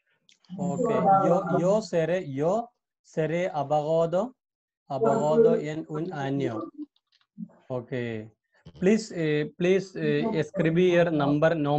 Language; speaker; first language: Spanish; non-native, learner; Hindi